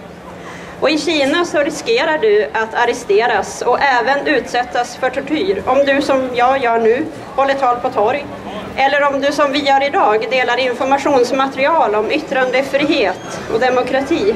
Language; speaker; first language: Swedish; native; Swedish